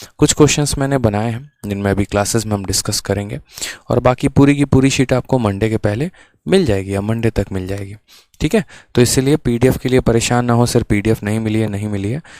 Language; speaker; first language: Hindi; native; Hindi